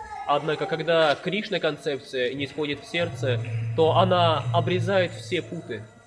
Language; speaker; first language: Russian; native; Russian